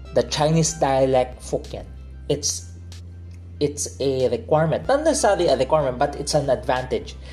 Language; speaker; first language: English; non-native, local second language; Filipino